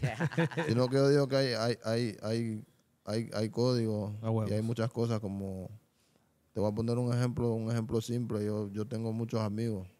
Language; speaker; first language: Spanish; native; Spanish